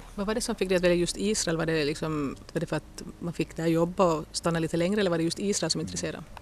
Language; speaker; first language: Swedish; native; Swedish